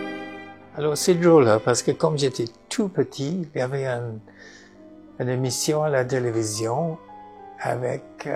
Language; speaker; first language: French; non-native, fluent; English